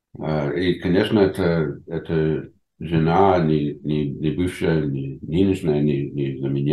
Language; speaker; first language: Russian; non-native, fluent; English